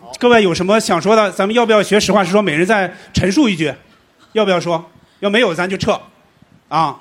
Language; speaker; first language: Chinese; native; Chinese